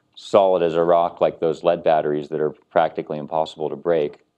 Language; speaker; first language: English; native; English